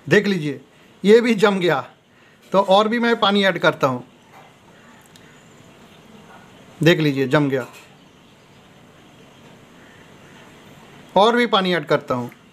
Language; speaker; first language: Hindi; non-native, local second language; Bangla